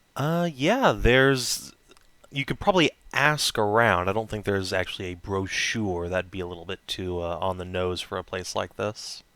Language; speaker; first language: English; native; English